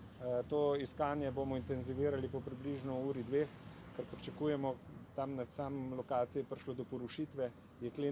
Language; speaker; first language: Slovenian; native; Slovenian